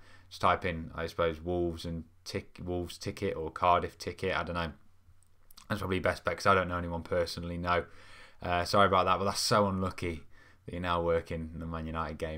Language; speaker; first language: English; native; English